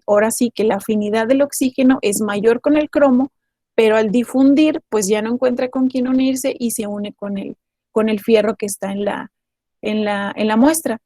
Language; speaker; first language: Spanish; native; Spanish